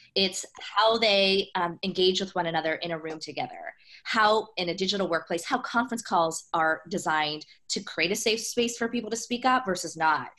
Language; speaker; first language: English; native; English